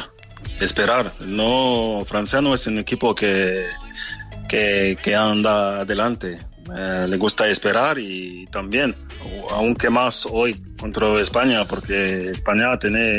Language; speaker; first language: Spanish; non-native, fluent; French